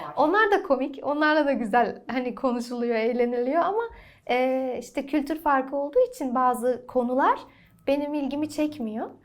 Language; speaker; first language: Turkish; early bilingual, heritage; Turkish